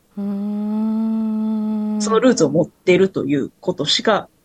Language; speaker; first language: Japanese; native; Japanese